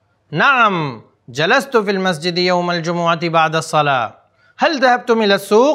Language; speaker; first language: Arabic; non-native, fluent; Urdu